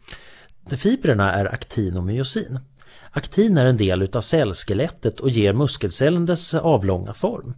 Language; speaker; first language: Swedish; native; Swedish